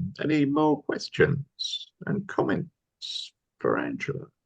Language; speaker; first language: English; native; English